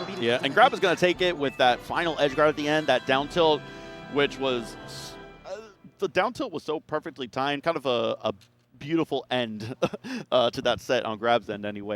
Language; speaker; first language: English; native; English